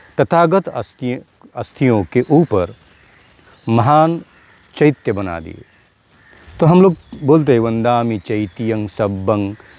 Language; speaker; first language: Hindi; non-native, local second language; Marathi